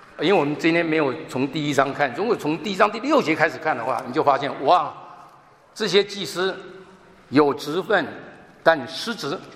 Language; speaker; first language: Chinese; non-native, local second language; Hakka Chinese